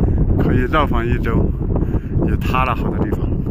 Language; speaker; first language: Chinese; native; Chinese